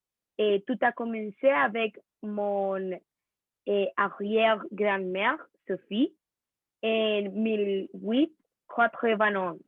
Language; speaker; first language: French; non-native, learner; Spanish